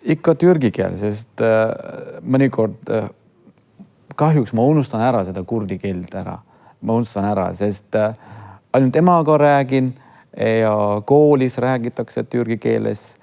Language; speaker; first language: Estonian; non-native, fluent; Kurdish